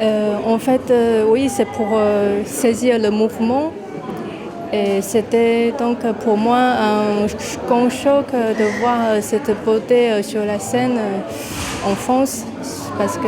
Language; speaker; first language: French; non-native, fluent; Chinese